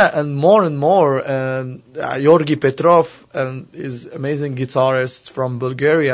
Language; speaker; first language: English; non-native, learner; Arabic